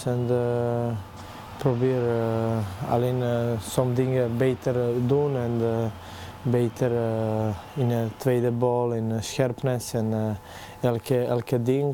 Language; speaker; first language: Dutch; non-native, learner; Serbian